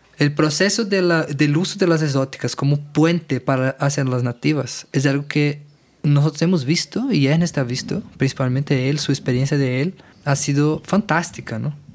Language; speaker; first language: Spanish; non-native, fluent; Portuguese